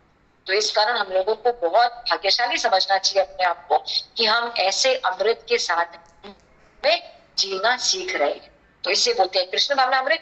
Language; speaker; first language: Hindi; native; Hindi